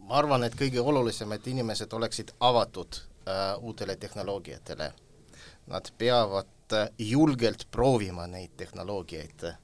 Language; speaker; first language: Estonian; non-native, local second language; Russian